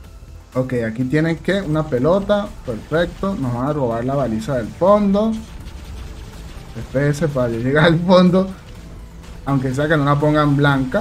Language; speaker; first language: Spanish; native; Spanish